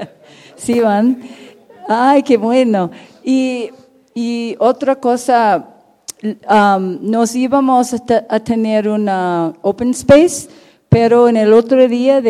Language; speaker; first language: Spanish; non-native, fluent; English